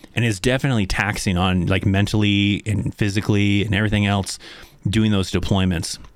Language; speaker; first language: English; native; English